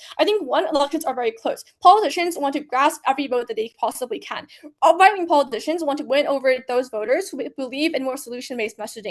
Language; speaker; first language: English; non-native, fluent; Chinese